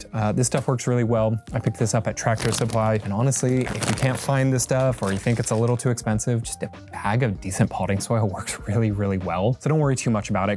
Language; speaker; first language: English; native; English